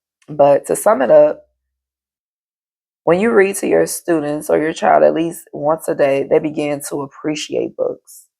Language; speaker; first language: English; native; English